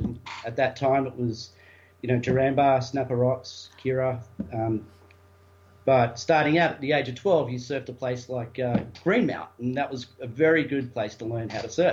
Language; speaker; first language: English; native; English